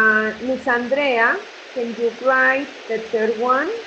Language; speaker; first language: English; non-native, fluent; Spanish